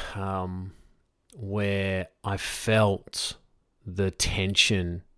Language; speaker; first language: English; native; English